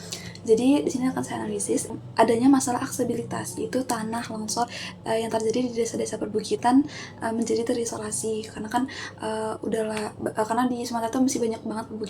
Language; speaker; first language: Indonesian; native; Indonesian